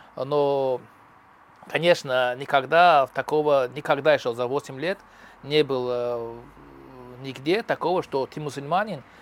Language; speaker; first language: Russian; non-native, local second language; Tajik